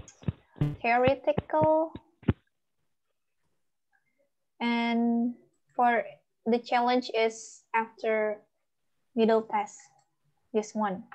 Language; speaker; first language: English; non-native, learner; Indonesian